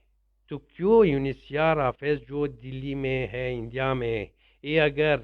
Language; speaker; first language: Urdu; non-native, learner; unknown